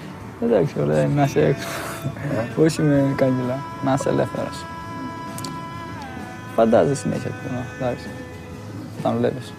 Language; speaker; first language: Greek; non-native, fluent; Albanian